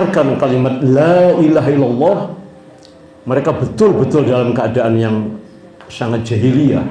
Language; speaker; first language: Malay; non-native, local second language; Javanese